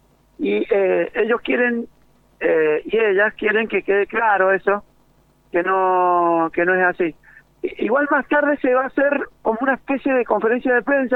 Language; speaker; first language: Spanish; native; Spanish